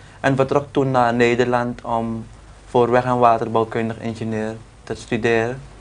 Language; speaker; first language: Dutch; native; Dutch